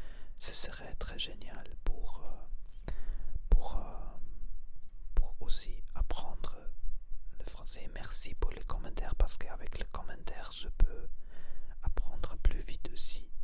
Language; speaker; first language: French; non-native, learner; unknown